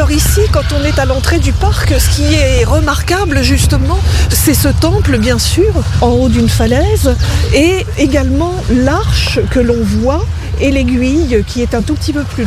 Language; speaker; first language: French; native; French